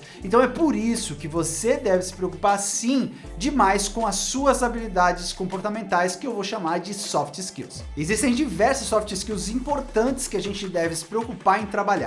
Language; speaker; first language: Portuguese; native; Portuguese